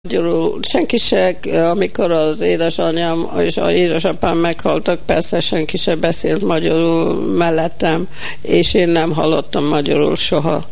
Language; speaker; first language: Hungarian; early bilingual, heritage; Hungarian